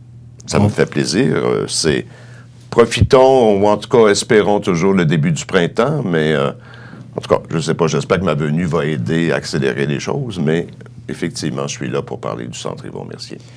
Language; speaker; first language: French; native; French